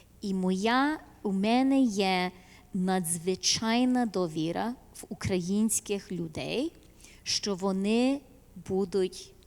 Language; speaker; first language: Ukrainian; early bilingual, heritage; Ukrainian